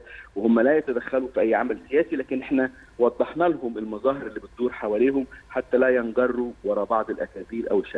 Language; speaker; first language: Arabic; native; Arabic